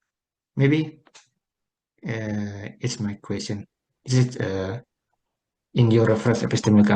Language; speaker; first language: English; non-native, learner; Indonesian